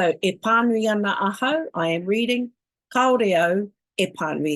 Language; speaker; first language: Māori; non-native, local second language; English